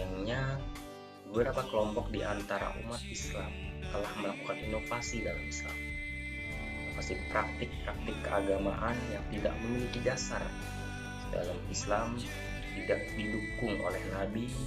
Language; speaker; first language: Indonesian; native; Indonesian